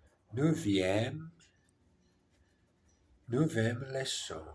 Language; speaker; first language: French; non-native, learner; Portuguese